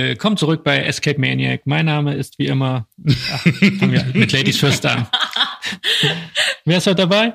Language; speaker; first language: German; native; German